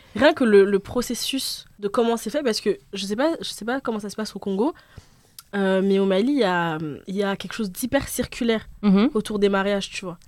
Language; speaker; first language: French; early bilingual, other home language; Bambara